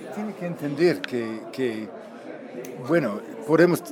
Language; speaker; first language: Spanish; non-native, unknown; English